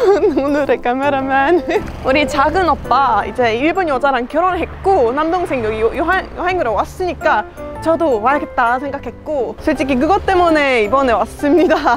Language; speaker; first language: Korean; non-native, fluent; Estonian